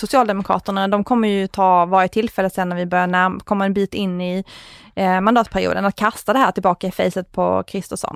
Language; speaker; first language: Swedish; native; Swedish